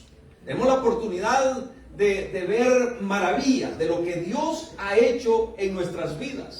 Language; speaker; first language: Spanish; native; Spanish